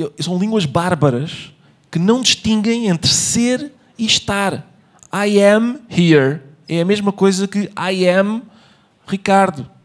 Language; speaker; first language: Portuguese; native; Portuguese